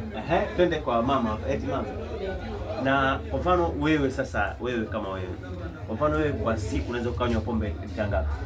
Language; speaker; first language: Swahili; native; Swahili